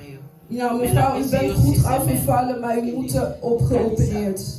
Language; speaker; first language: Dutch; non-native, fluent; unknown